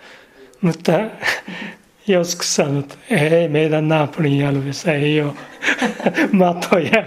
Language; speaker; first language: Finnish; non-native, learner; Japanese